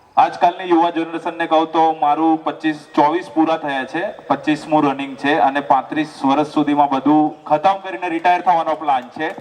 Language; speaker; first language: Gujarati; non-native, local second language; Rathawi